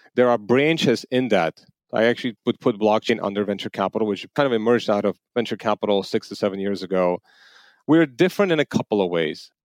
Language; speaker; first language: English; non-native, fluent; Armenian